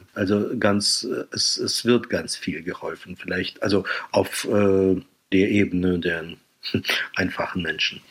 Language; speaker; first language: German; non-native, fluent; Ukrainian